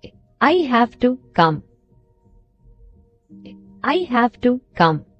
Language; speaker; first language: English; non-native, fluent; Urdu